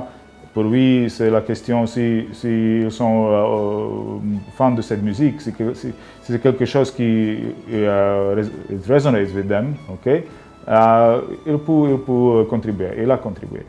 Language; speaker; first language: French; non-native, learner; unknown